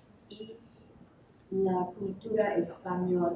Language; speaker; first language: Spanish; non-native, fluent; English